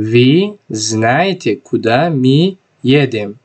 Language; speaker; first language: Russian; non-native, local second language; Tajik